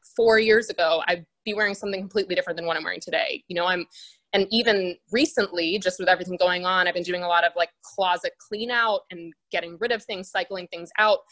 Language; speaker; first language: English; native; English